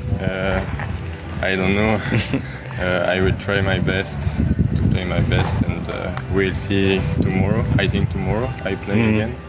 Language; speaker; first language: English; non-native, learner; French